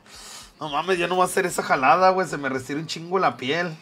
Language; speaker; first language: Spanish; native; Spanish